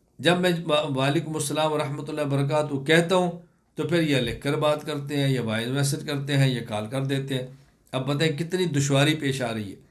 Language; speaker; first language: Urdu; non-native, local second language; Punjabi